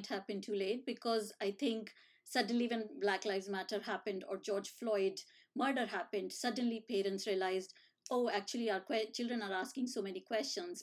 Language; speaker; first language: English; non-native, local second language; Hindi